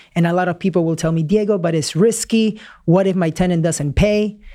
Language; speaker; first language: English; early bilingual, other home language; Spanish